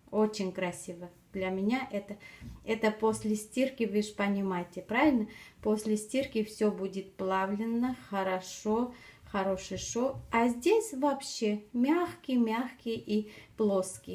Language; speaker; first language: Russian; non-native, fluent; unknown